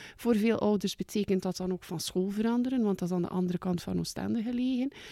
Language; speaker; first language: Dutch; native; Dutch